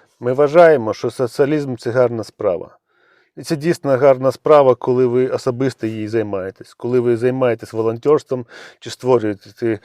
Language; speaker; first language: Ukrainian; native; Ukrainian